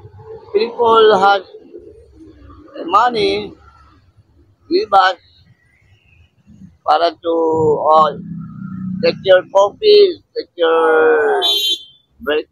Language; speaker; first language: English; non-native, local second language; Filipino